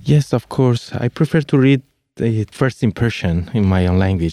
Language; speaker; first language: English; non-native, fluent; Persian